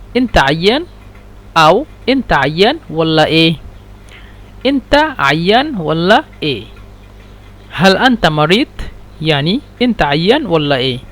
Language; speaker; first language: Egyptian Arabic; non-native, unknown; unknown